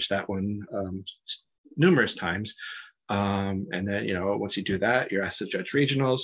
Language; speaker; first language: English; native; English